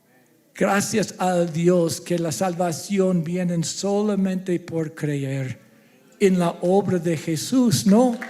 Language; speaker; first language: Spanish; non-native, fluent; English